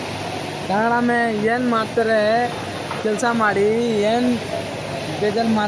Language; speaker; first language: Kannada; non-native, learner; Hindi